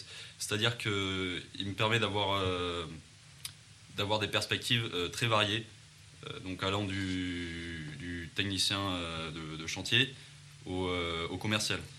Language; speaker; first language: French; native; French